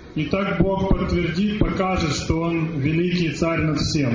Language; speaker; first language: Russian; native; Russian